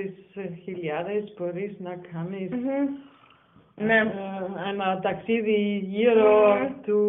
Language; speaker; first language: Greek; non-native, learner; German